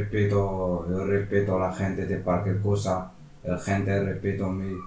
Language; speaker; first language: Spanish; non-native, learner; Arabic